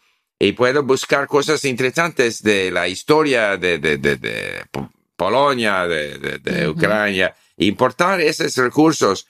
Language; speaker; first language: Spanish; non-native, fluent; English